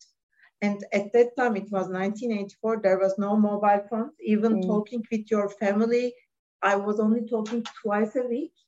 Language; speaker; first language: English; non-native, fluent; Turkish